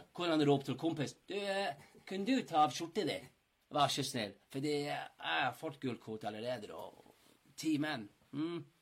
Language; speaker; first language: Norwegian; non-native, fluent; English